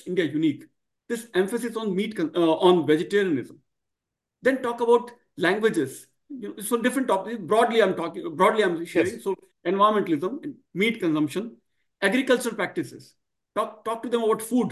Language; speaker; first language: English; non-native, local second language; Marwari